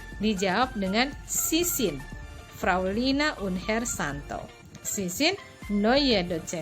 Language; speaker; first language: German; non-native, learner; Indonesian